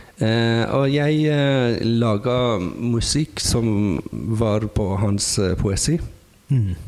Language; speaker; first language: Norwegian; non-native, fluent; Persian